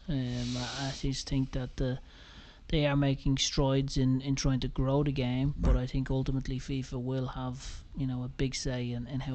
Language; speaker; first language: English; native; English